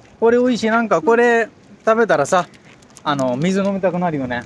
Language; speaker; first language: Japanese; non-native, fluent; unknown